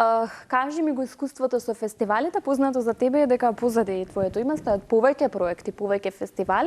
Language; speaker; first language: Macedonian; native; Macedonian